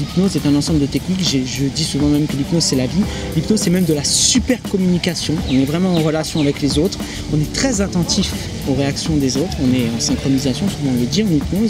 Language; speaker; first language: French; native; French